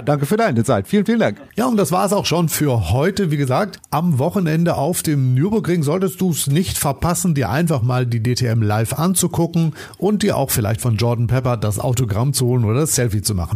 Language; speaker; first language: German; native; German